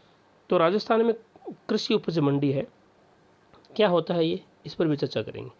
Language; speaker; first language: Hindi; native; Hindi